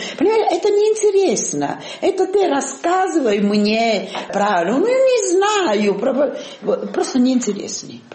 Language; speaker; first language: Russian; non-native, fluent; Italian